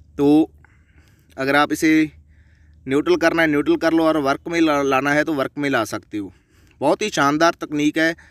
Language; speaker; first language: Hindi; non-native, local second language; Punjabi